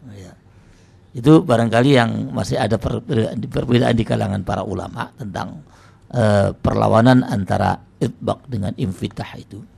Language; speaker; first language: Indonesian; non-native, local second language; Javanese